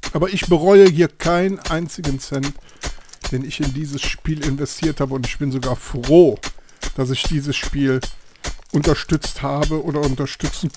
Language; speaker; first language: German; native; German